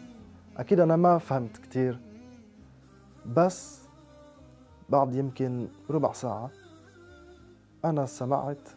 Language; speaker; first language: Arabic; non-native, fluent; French